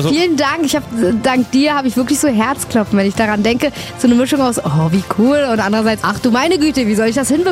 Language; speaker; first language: German; native; German